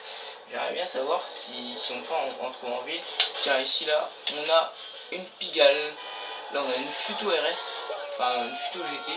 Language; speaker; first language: French; native; French